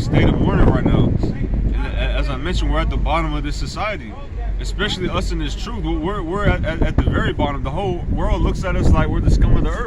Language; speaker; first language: English; native; English